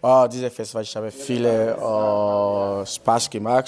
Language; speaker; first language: German; non-native, learner; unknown